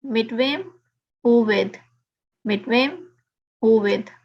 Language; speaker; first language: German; non-native, learner; Urdu